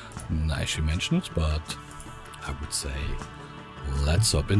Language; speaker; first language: English; non-native, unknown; German